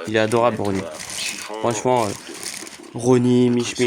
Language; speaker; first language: French; native; French